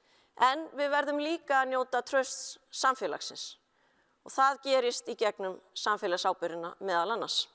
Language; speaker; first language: Icelandic; native; Icelandic